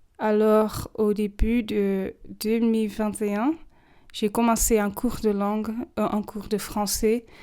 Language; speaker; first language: French; non-native, fluent; English